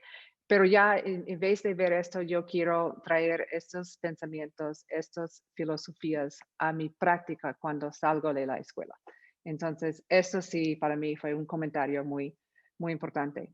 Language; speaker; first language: Spanish; non-native, fluent; English